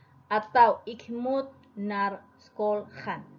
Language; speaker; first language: Dutch; non-native, fluent; Indonesian